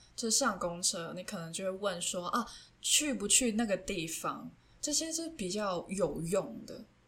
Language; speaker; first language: Chinese; native; Chinese